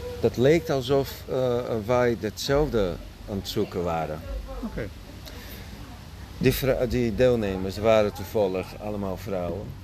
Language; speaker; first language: Dutch; non-native, fluent; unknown